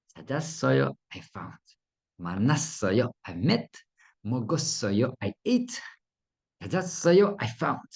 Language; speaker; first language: Korean; non-native, fluent; Russian